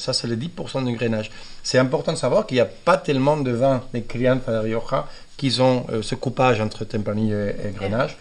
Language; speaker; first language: French; non-native, fluent; Spanish